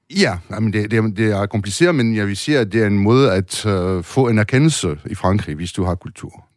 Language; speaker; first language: Danish; non-native, learner; French